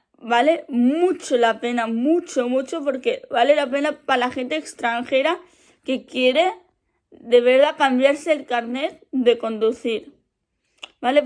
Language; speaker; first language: Spanish; early bilingual, other home language; Arabic